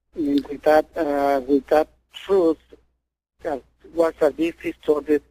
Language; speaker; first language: English; non-native, fluent; Spanish